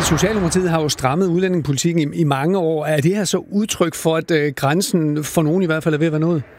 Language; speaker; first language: Danish; native; Danish